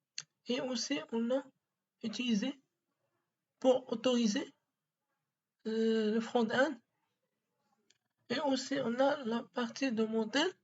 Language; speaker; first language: French; non-native, local second language; Arabic